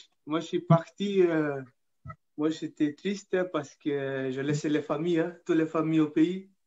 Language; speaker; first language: French; non-native, fluent; Fijian